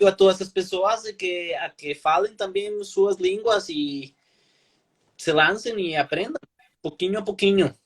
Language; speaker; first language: Portuguese; non-native, learner; Spanish